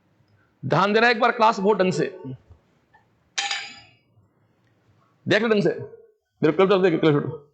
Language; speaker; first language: Hindi; native; Hindi